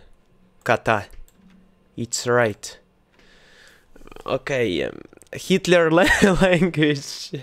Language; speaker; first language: English; non-native, learner; Russian